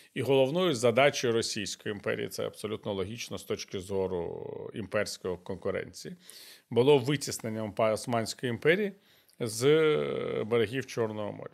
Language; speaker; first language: Ukrainian; native; Ukrainian